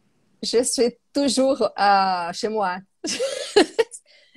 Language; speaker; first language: French; non-native, learner; Portuguese